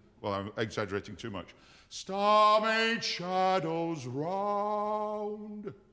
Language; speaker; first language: English; native; English